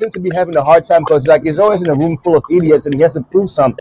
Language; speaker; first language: English; non-native, local second language; Swahili